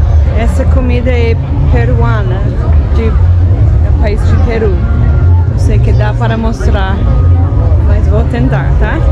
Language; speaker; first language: Portuguese; non-native, fluent; English